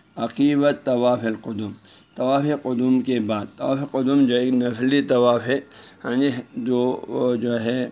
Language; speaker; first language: Urdu; non-native, local second language; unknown